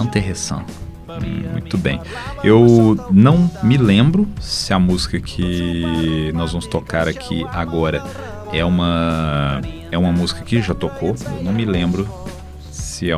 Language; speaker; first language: Portuguese; native; Portuguese